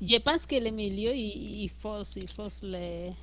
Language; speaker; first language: French; non-native, fluent; Spanish